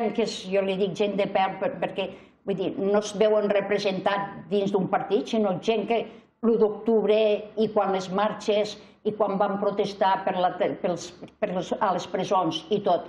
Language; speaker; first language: Catalan; native; Catalan